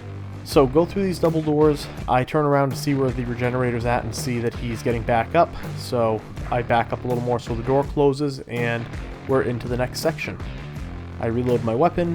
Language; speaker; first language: English; native; English